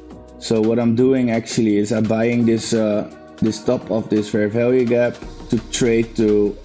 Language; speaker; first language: English; non-native, fluent; Dutch